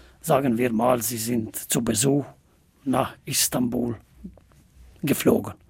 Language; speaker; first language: German; non-native, fluent; Albanian